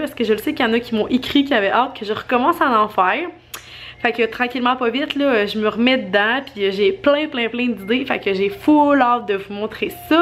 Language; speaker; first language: French; native; French